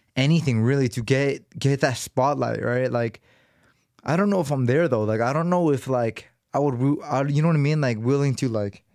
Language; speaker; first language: English; native; English